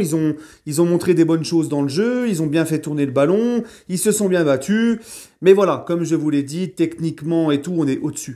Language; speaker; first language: French; native; French